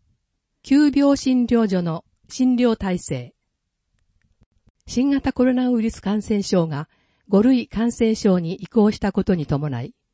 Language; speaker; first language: Japanese; native; Japanese